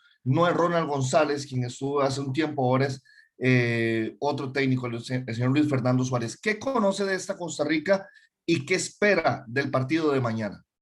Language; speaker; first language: Spanish; native; Spanish